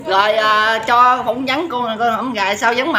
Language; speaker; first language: Vietnamese; native; Vietnamese